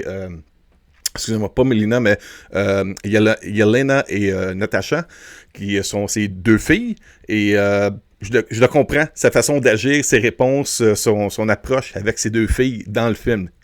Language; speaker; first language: French; native; French